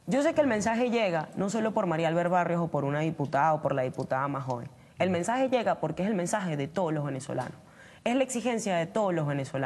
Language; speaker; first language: Spanish; native; Spanish